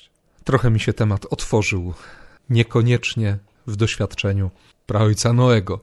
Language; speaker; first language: Polish; native; Polish